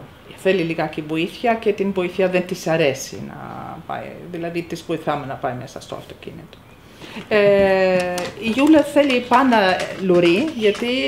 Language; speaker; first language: Greek; non-native, fluent; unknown